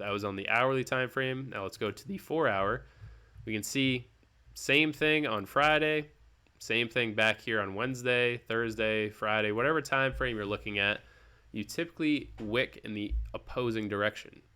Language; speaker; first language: English; native; English